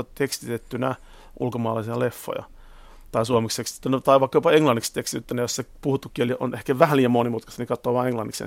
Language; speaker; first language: Finnish; native; Finnish